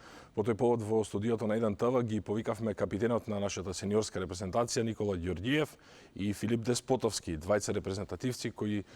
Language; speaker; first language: Macedonian; native; Macedonian